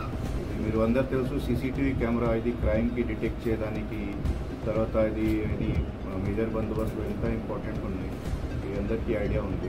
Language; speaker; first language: Telugu; non-native, local second language; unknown